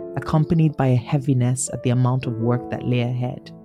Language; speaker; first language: English; non-native, local second language; Igbo